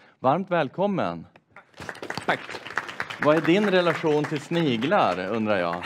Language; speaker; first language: Swedish; native; Swedish